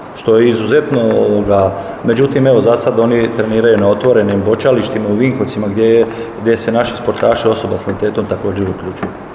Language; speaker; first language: Croatian; native; Croatian